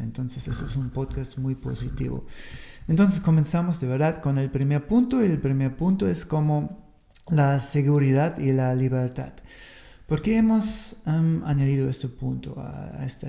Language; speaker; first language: Spanish; non-native, fluent; German